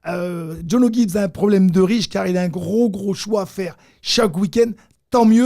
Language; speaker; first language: French; native; French